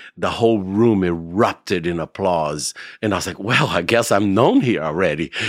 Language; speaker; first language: English; non-native, fluent; Portuguese